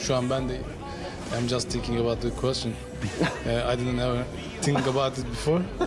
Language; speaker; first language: English; non-native, learner; Turkish